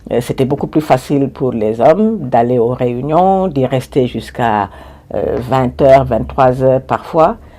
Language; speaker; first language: French; non-native, local second language; Wolof